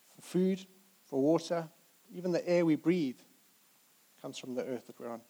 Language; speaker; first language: English; native; English